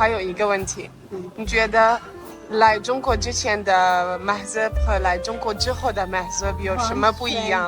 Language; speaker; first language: Chinese; non-native, fluent; Arabic